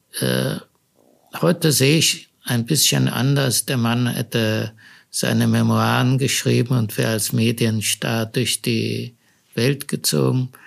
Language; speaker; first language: German; native; German